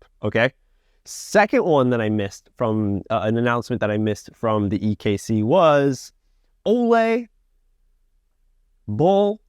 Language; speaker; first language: English; native; English